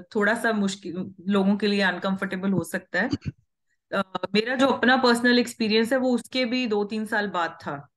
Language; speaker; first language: Hindi; non-native, local second language; Punjabi